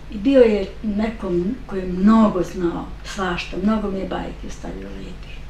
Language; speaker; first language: Serbian; native; Serbian